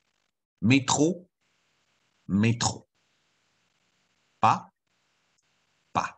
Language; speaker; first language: French; non-native, fluent; Chinese